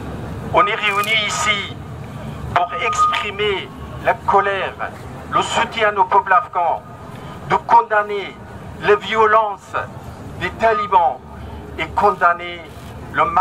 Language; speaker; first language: French; non-native, fluent; Persian